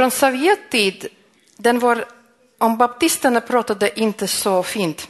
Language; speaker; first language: Swedish; non-native, fluent; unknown